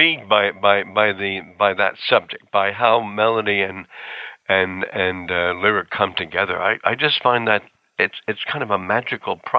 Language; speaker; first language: English; native; English